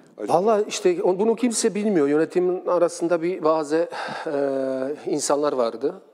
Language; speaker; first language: Turkish; non-native, fluent; Bosnian